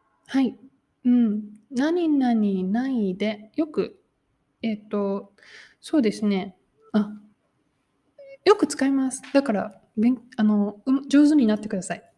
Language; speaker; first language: Japanese; native; Japanese